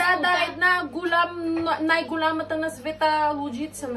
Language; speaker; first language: Bulgarian; non-native, local second language; Filipino